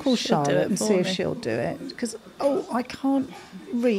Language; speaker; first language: English; native; English